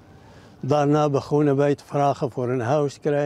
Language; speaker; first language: Dutch; non-native, learner; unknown